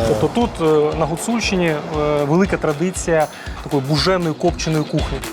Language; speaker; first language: Ukrainian; native; Ukrainian